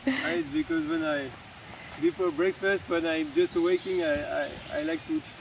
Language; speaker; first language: English; non-native, learner; French